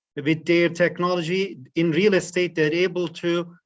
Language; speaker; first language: English; non-native, fluent; Turkish